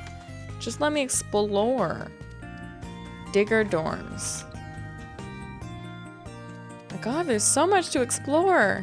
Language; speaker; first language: English; native; English